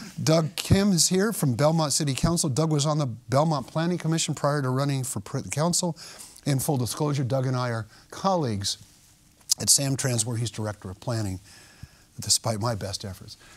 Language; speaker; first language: English; native; English